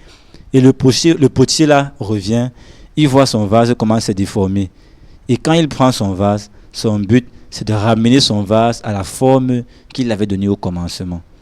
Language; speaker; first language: French; non-native, local second language; Lingala